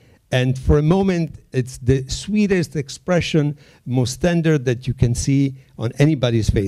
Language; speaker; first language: English; non-native, fluent; Italian